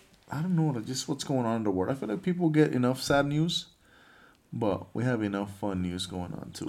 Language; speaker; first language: English; early bilingual, other home language; Spanish